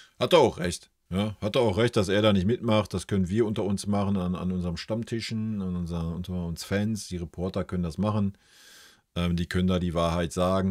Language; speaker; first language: German; native; German